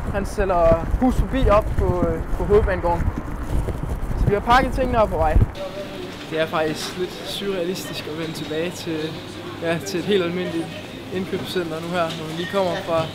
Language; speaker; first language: Danish; native; Danish